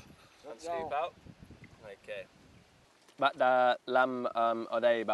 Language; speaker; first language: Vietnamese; non-native, learner; English